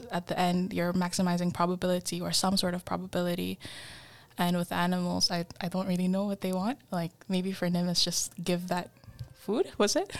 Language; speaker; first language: English; non-native, fluent; Indonesian